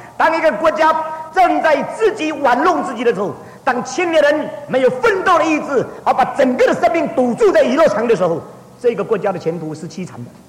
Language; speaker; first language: Chinese; early bilingual, heritage; Chinese